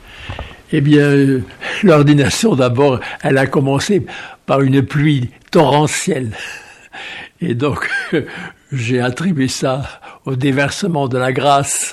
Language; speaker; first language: French; native; French